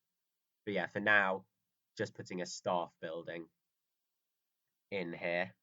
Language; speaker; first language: English; native; English